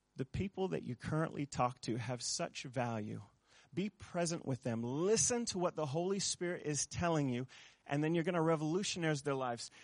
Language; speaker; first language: English; native; English